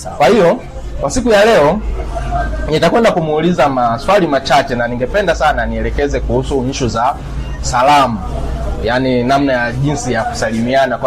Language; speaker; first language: Swahili; native; Swahili